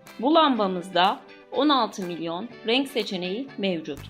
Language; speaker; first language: Turkish; native; Turkish